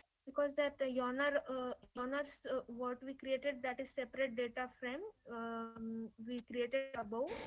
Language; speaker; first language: English; non-native, learner; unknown